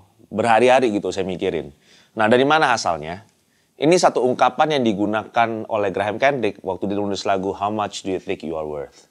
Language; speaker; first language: Indonesian; native; Indonesian